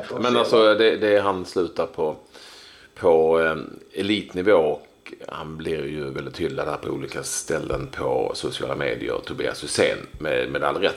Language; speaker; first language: Swedish; native; Swedish